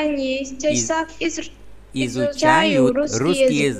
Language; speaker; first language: Russian; non-native, learner; Vietnamese